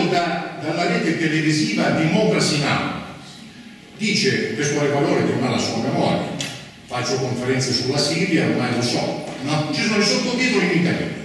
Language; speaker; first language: Italian; native; Italian